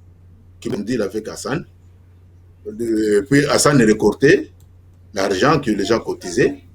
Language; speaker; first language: French; non-native, local second language; Lingala